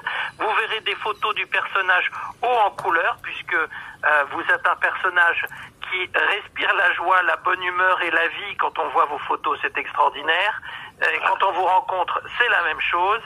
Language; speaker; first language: French; native; French